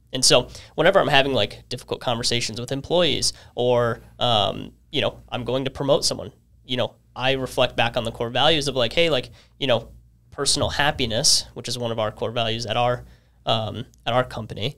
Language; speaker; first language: English; native; English